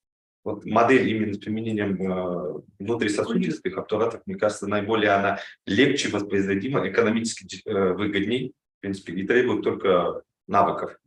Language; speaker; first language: Russian; native; Russian